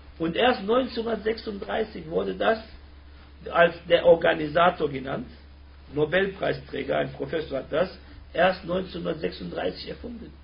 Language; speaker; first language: German; early bilingual, other home language; Turkish